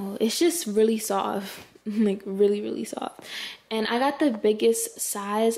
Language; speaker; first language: English; native; English